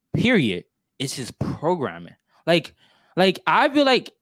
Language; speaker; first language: English; native; English